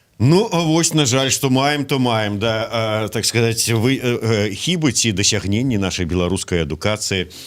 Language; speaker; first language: Belarusian; non-native, local second language; Russian